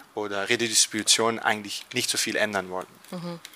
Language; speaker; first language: German; non-native, fluent; Dutch